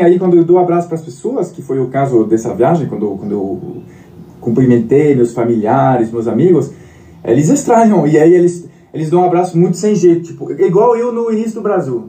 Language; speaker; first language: Portuguese; non-native, fluent; French